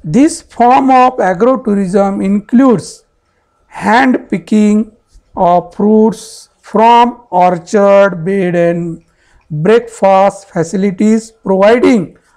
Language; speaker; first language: English; non-native, local second language; Marathi